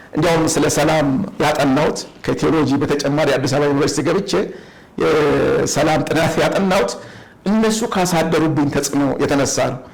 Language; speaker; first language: Amharic; non-native, local second language; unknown